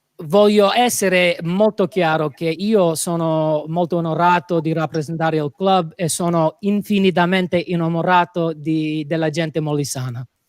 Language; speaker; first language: Italian; non-native, fluent; English